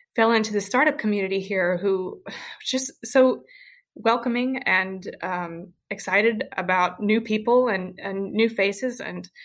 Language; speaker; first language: English; native; English